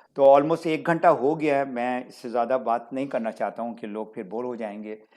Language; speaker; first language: Urdu; native; Urdu